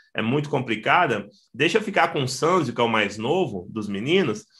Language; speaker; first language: Portuguese; native; Portuguese